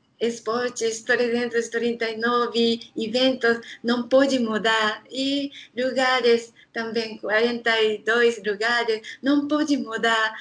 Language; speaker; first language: Portuguese; non-native, learner; Japanese